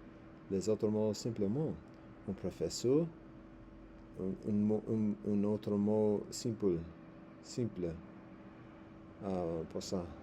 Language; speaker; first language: French; non-native, learner; English